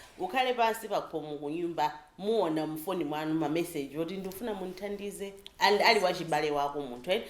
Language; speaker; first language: Nyanja; native; Nyanja